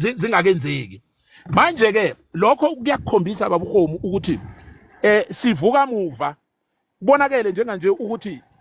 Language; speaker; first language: Zulu; non-native, local second language; South Ndebele